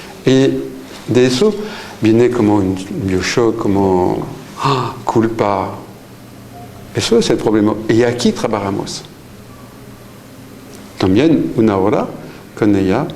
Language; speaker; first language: Spanish; non-native, fluent; French